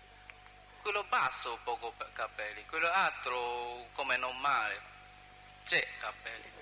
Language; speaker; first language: Italian; non-native, learner; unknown